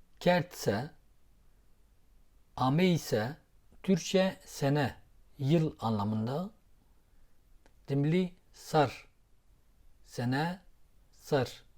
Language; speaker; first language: Turkish; non-native, local second language; Zaza